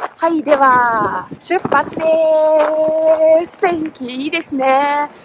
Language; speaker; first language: Japanese; non-native, fluent; Russian